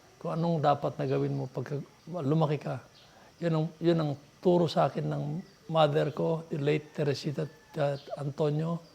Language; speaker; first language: Filipino; non-native, local second language; Iloko